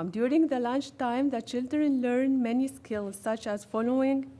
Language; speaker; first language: English; non-native, fluent; Arabic